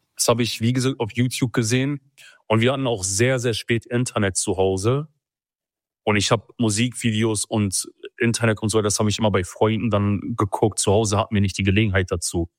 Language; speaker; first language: German; early bilingual, other home language; Kurdish